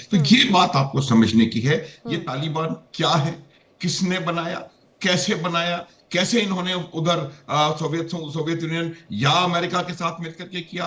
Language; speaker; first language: Hindi; native; Hindi